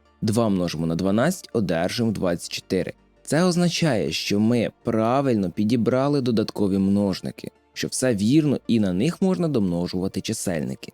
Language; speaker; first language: Ukrainian; native; Ukrainian